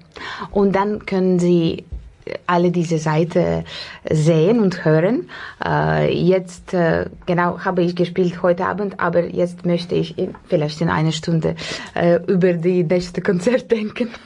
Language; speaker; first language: German; non-native, fluent; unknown